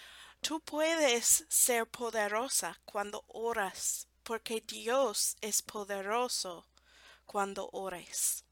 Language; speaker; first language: Spanish; non-native, fluent; English